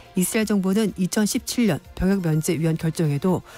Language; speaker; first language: Korean; native; Korean